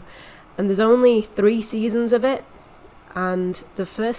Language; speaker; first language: English; native; English